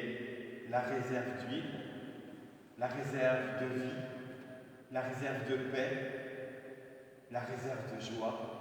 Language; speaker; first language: French; native; French